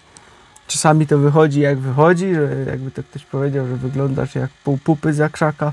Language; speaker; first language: Polish; native; Polish